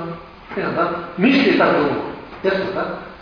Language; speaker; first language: Russian; non-native, learner; Tibetan